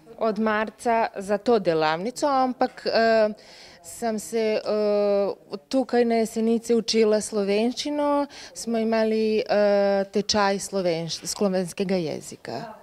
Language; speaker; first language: Slovenian; non-native, learner; Serbian